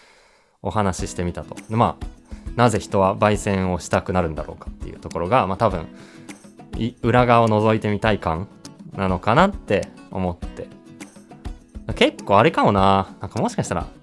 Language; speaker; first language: Japanese; native; Japanese